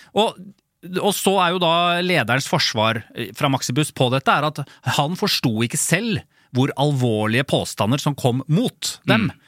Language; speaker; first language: Norwegian; native; Norwegian